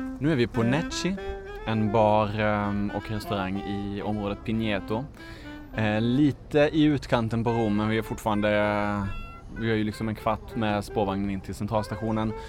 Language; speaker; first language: Swedish; native; Swedish